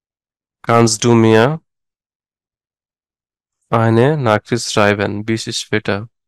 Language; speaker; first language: German; non-native, fluent; Bangla